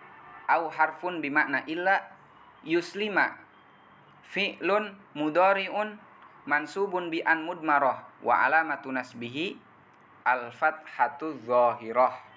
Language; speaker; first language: Arabic; non-native, fluent; Indonesian